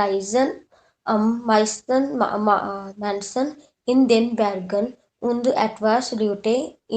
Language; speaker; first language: German; non-native, learner; Hindi